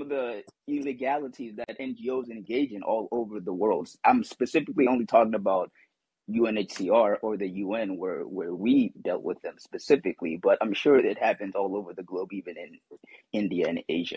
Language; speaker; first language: English; non-native, local second language; Somali